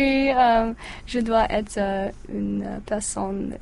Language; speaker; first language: French; non-native, learner; English